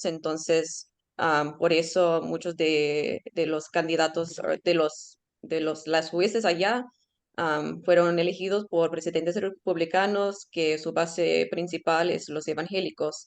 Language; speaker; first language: Spanish; early bilingual, heritage; Spanish